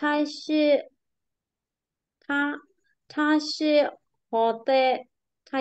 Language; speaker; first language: Chinese; non-native, learner; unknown